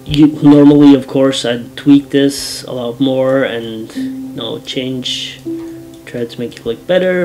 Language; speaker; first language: English; non-native, fluent; Norwegian